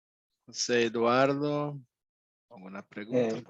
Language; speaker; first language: Spanish; non-native, fluent; Portuguese